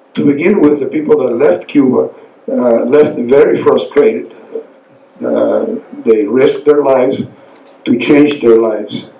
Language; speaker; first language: English; non-native, fluent; Spanish